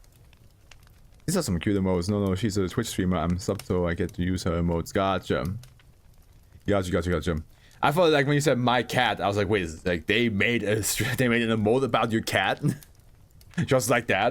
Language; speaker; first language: English; non-native, fluent; German